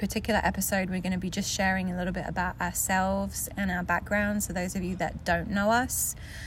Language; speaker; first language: English; native; English